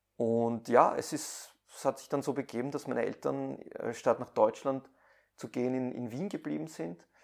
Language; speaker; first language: German; early bilingual, other home language; Persian